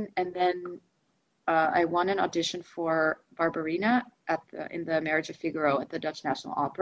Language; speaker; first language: English; non-native, fluent; Russian